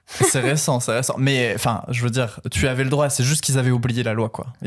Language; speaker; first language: French; native; French